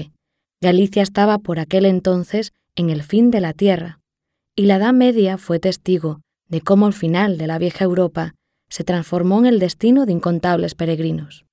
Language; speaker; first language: Spanish; native; Spanish